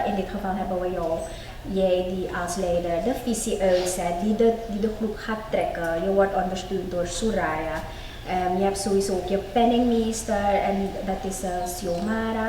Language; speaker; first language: Dutch; native; Dutch